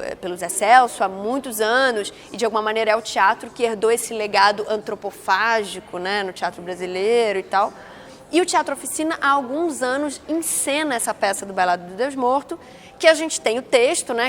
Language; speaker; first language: Portuguese; native; Portuguese